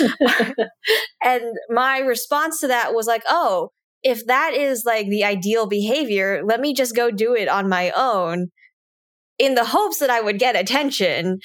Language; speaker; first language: English; native; English